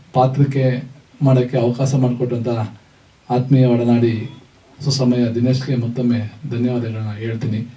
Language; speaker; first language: Kannada; native; Kannada